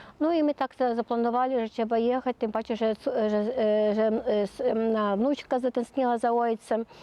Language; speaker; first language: Polish; early bilingual, heritage; Polish